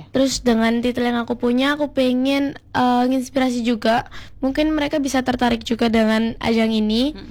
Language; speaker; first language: Indonesian; native; Indonesian